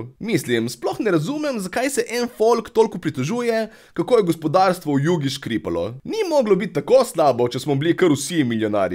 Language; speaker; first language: Slovenian; native; Slovenian